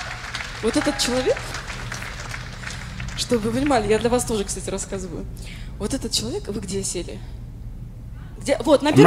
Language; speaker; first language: Russian; native; Russian